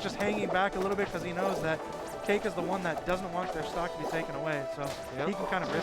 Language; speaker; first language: English; native; English